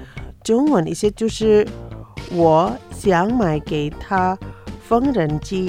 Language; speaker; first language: Chinese; non-native, fluent; Indonesian